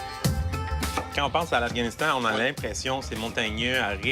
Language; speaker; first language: French; native; French